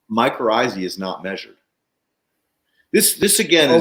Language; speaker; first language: English; native; English